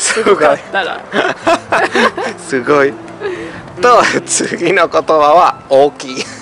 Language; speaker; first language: Japanese; non-native, fluent; Spanish